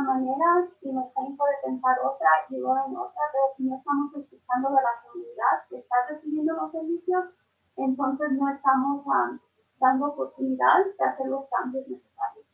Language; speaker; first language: Spanish; early bilingual, other home language; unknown